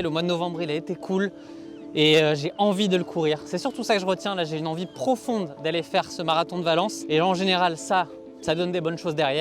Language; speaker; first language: French; native; French